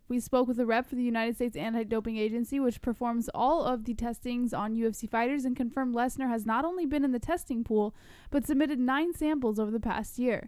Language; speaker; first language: English; native; English